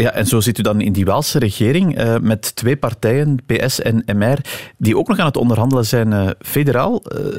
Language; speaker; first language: Dutch; native; Dutch